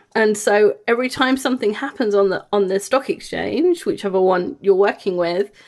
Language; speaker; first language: English; native; English